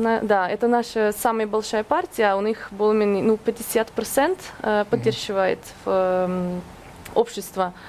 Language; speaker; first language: Russian; non-native, fluent; Norwegian